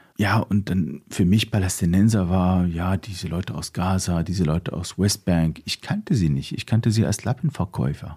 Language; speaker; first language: German; non-native, fluent; Arabic